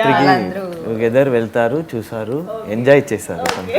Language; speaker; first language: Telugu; non-native, learner; Tamil